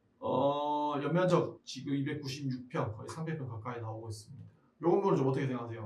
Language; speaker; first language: Korean; native; Korean